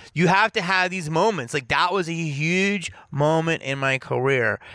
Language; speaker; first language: English; native; English